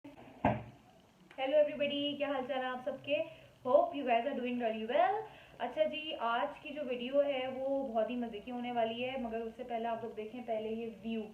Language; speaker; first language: Urdu; native; Urdu